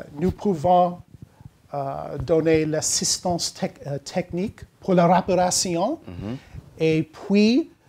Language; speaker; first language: French; non-native, learner; English